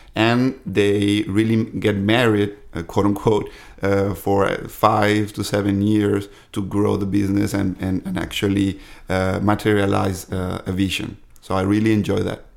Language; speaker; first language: English; non-native, fluent; Spanish